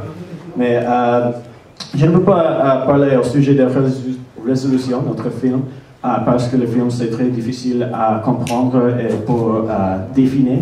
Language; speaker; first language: French; non-native, learner; English